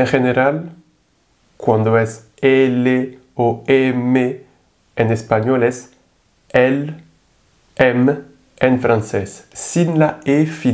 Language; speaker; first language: Spanish; non-native, fluent; French